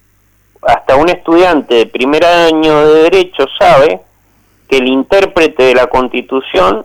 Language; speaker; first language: Spanish; native; Spanish